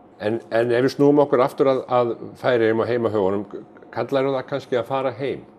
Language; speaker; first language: Icelandic; native; Icelandic